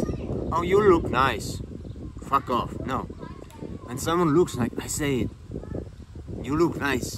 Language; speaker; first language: English; non-native, fluent; Estonian